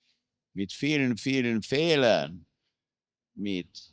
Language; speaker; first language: German; non-native, fluent; Hungarian